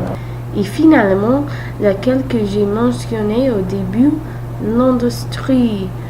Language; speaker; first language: French; non-native, learner; English